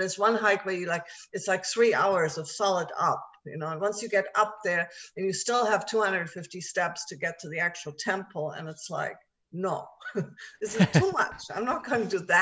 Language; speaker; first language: English; non-native, fluent; German